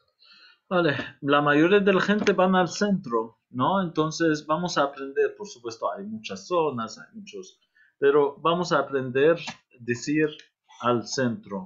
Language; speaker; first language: Spanish; non-native, fluent; Arabic